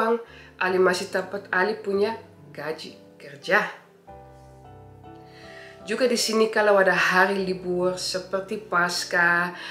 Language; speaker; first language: Indonesian; early bilingual, heritage; Indonesian